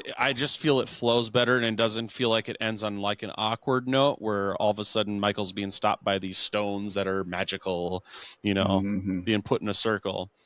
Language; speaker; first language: English; native; English